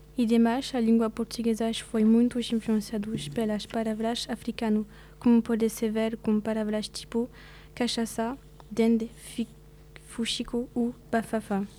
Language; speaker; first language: Portuguese; non-native, learner; French